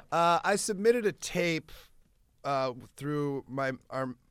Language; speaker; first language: English; native; English